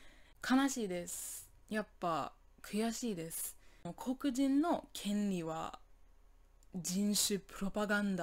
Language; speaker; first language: Japanese; non-native, fluent; English